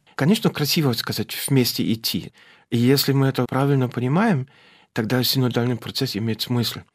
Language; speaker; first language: Russian; non-native, fluent; German